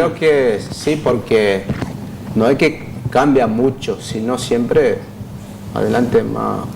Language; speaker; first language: Spanish; non-native, local second language; Guarani